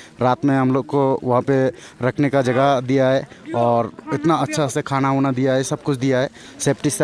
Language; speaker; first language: Hindi; non-native, local second language; Bangla